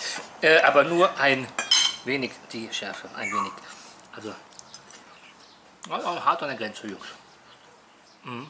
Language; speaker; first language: German; native; German